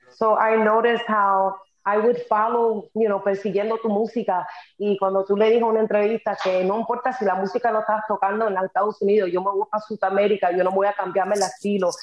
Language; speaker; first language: Spanish; early bilingual, heritage; Spanish